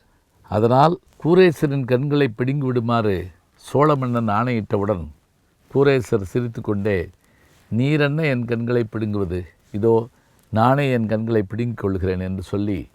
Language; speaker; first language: Tamil; native; Tamil